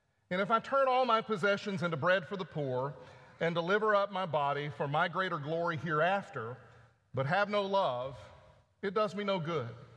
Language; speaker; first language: English; native; English